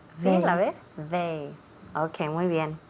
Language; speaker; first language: Spanish; non-native, fluent; English